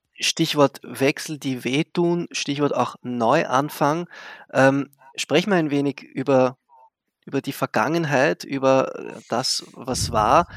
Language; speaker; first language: German; native; German